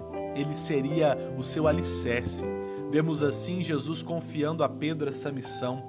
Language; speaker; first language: Portuguese; native; Portuguese